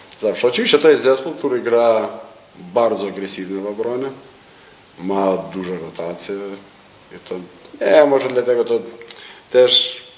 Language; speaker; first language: Polish; non-native, learner; Lithuanian